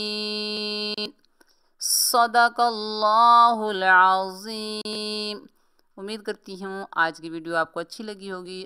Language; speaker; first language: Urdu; native; Urdu